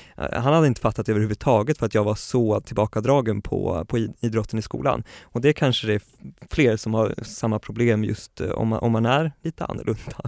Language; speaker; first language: Swedish; native; Swedish